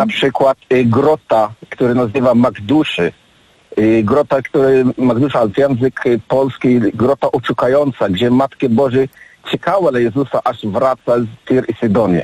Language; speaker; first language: Polish; non-native, learner; Arabic